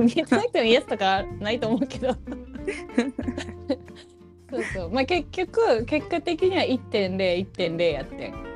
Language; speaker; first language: Japanese; native; Japanese